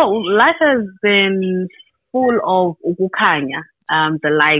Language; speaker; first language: English; non-native, local second language; Xhosa